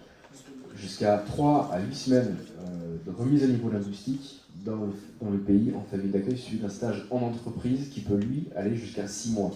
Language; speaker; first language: French; native; French